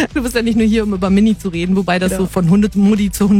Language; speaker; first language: German; native; German